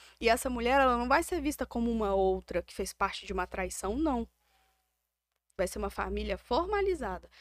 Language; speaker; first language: Portuguese; native; Portuguese